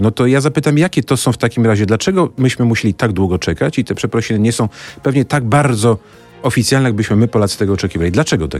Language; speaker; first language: Polish; native; Polish